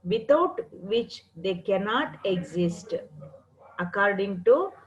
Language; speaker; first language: English; non-native, local second language; Kannada